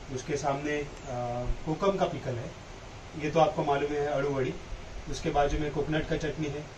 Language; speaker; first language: Hindi; non-native, local second language; Marathi